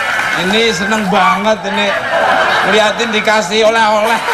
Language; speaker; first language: Indonesian; native; Indonesian